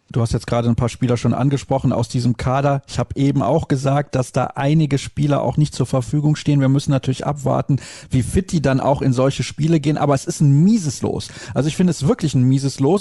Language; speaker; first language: German; native; German